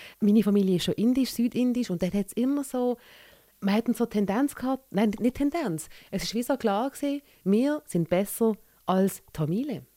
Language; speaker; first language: German; early bilingual, other home language; Malayalam